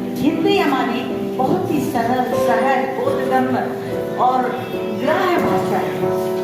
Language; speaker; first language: Hindi; native; Hindi